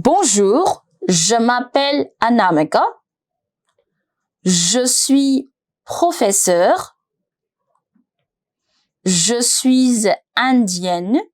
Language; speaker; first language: French; non-native, fluent; Hindi